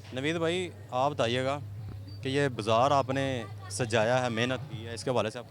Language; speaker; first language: Hindi; non-native, local second language; Punjabi